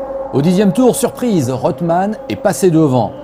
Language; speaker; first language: French; native; French